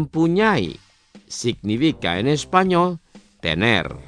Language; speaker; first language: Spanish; non-native, fluent; Indonesian